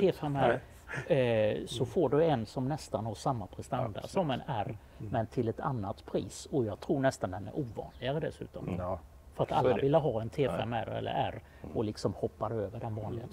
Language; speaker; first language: Swedish; native; Swedish